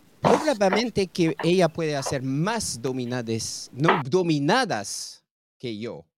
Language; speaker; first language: Spanish; non-native, learner; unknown